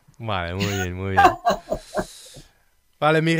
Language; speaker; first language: Spanish; non-native, fluent; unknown